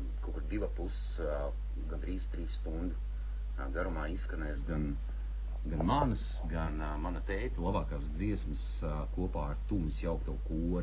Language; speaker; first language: Latvian; native; Latvian